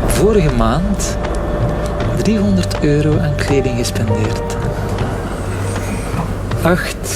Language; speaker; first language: Dutch; native; Dutch